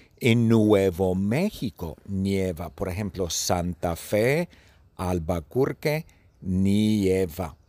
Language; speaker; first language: Spanish; early bilingual, heritage; Spanish